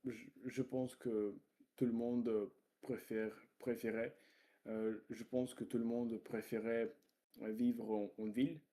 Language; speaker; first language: French; non-native, learner; Russian